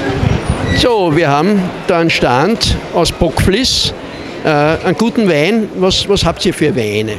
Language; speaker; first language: German; native; German